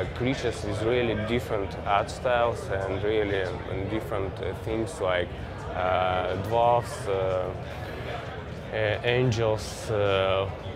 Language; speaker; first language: English; non-native, fluent; Russian